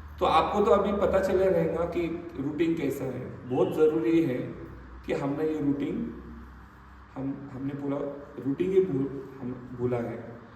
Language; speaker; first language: Hindi; non-native, local second language; Marathi